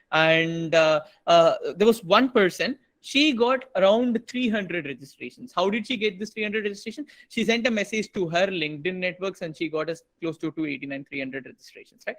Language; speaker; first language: English; non-native, local second language; Tamil